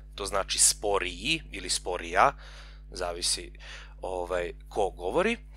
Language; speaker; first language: Serbian; non-native, local second language; Hungarian